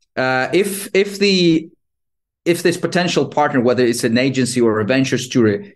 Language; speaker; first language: English; non-native, fluent; Ukrainian